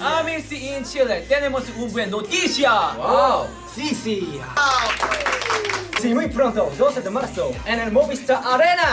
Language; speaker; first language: Spanish; non-native, learner; Korean